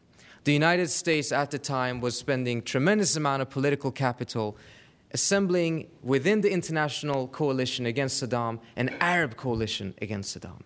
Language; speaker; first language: English; non-native, fluent; Persian